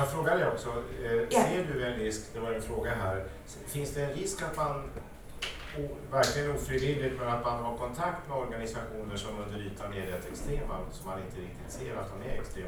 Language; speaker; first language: Swedish; native; Swedish